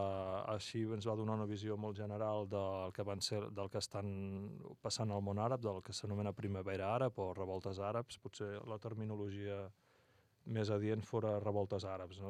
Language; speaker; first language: Catalan; native; Catalan